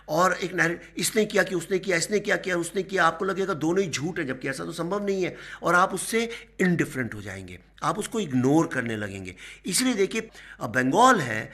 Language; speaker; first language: Hindi; native; Hindi